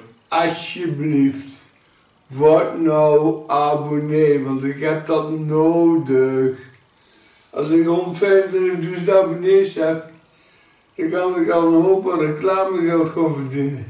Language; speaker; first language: Dutch; native; Dutch